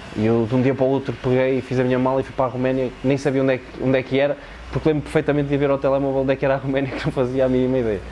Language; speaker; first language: Portuguese; native; Portuguese